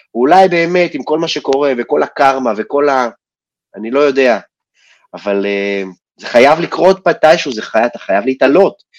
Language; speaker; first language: Hebrew; early bilingual, other home language; Russian